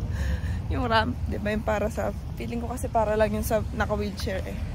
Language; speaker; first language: Filipino; native; Filipino